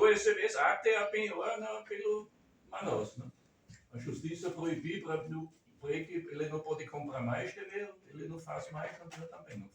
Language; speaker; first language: Portuguese; non-native, learner; German